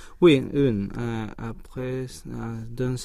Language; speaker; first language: French; non-native, learner; Swedish